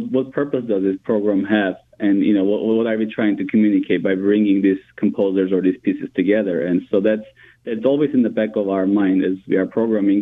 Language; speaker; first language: English; non-native, fluent; Armenian